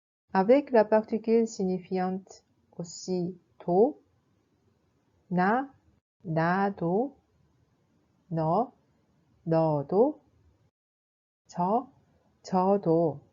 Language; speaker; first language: French; non-native, fluent; Korean